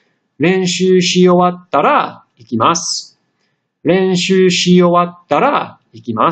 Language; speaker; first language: Japanese; non-native, fluent; English